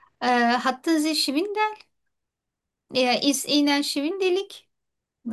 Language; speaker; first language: German; non-native, learner; Turkish